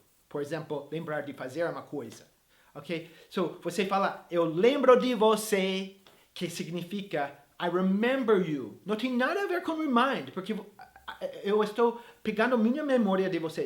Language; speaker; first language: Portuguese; non-native, fluent; English